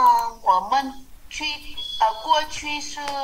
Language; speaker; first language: Chinese; non-native, learner; Vietnamese